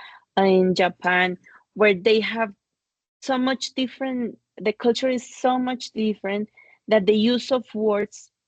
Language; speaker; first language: English; non-native, fluent; Spanish